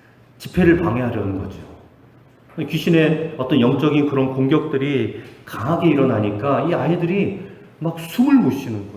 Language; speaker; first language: Korean; native; Korean